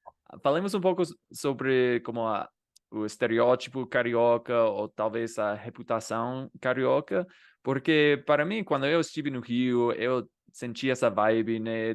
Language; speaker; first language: Portuguese; non-native, fluent; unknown